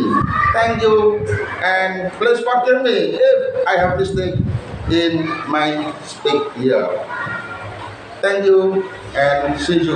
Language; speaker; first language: English; non-native, learner; Indonesian